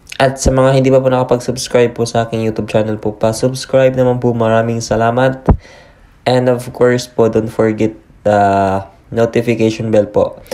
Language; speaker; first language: Filipino; native; Filipino